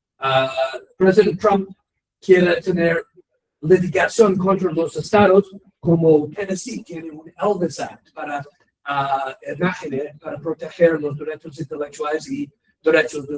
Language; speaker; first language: Spanish; non-native, learner; English